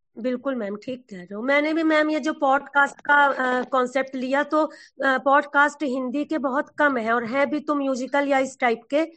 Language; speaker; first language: Hindi; native; Hindi